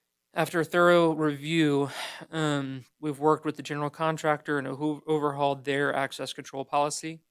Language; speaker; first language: English; native; English